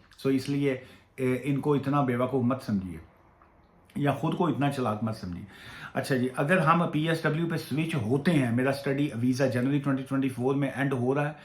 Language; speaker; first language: Urdu; non-native, local second language; Punjabi